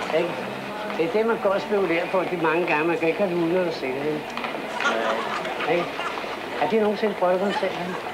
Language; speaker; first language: Danish; native; Danish